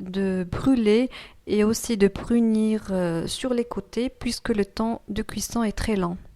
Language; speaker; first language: French; non-native, local second language; Arabic